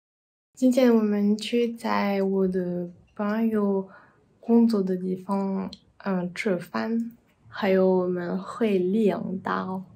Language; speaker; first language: Chinese; early bilingual, heritage; French